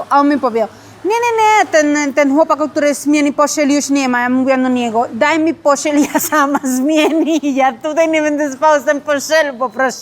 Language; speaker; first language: Polish; non-native, learner; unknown